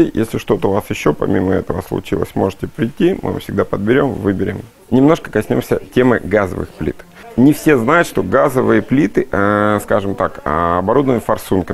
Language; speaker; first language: Russian; native; Russian